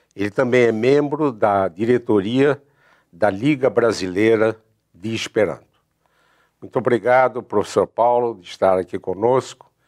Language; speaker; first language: Portuguese; native; Portuguese